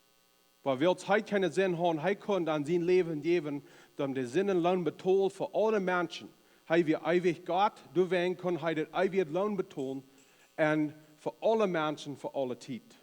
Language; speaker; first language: German; non-native, learner; Plautdietsch